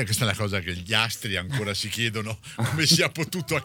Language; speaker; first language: Italian; native; Italian